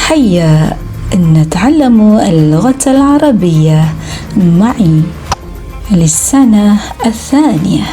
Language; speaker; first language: Arabic; non-native, fluent; Malay